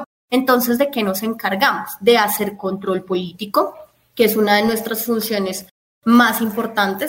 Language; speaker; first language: Spanish; native; Spanish